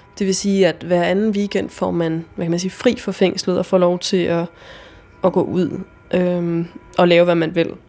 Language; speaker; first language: Danish; native; Danish